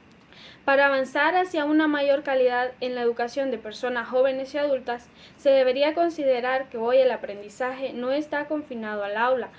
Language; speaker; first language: Spanish; native; Spanish